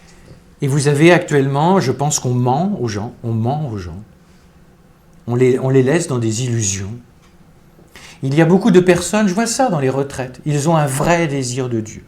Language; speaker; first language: French; native; French